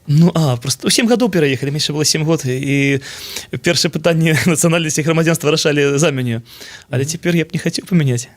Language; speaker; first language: Belarusian; non-native, local second language; Russian